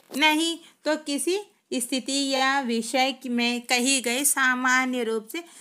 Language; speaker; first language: Hindi; non-native, local second language; Telugu